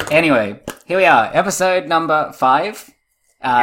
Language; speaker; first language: English; native; English